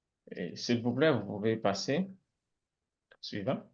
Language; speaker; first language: French; non-native, local second language; Haitian Creole